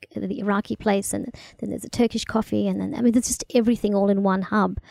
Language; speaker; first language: English; early bilingual, other home language; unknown